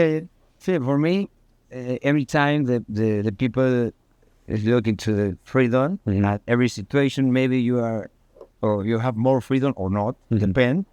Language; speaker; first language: English; non-native, learner; Spanish